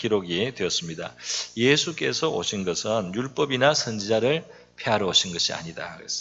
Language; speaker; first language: Korean; native; Korean